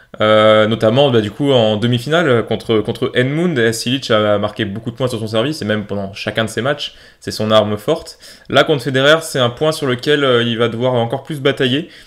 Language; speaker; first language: French; native; French